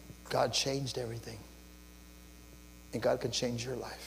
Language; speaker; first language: English; early bilingual, other home language; Spanish